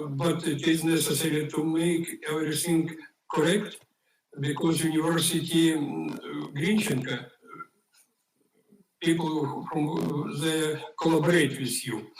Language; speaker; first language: English; non-native, fluent; Ukrainian